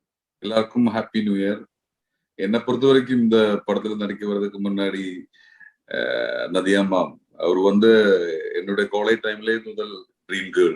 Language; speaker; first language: Tamil; non-native, learner; Malayalam